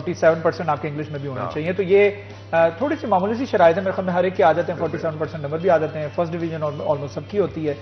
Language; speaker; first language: Hindi; non-native, local second language; Punjabi